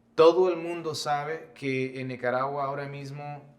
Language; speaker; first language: Spanish; non-native, fluent; English